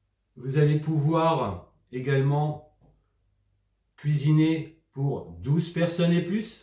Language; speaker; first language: French; native; French